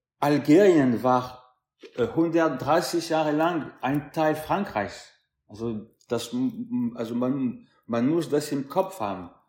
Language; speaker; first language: German; non-native, fluent; French